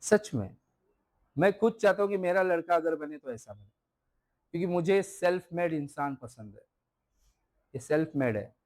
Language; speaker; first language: Hindi; non-native, local second language; Marathi